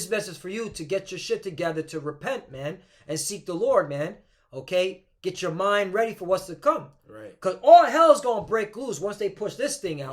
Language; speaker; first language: English; native; English